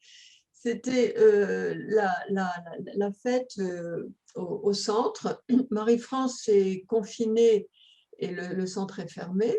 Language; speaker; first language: French; native; French